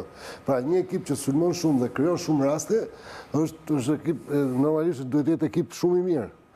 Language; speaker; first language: Albanian; native; Albanian